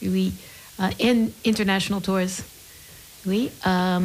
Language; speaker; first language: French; non-native, learner; English